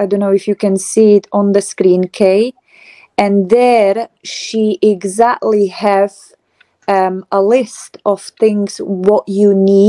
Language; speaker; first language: English; non-native, fluent; Slovak